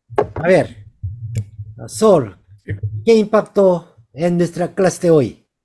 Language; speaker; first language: Spanish; non-native, learner; Korean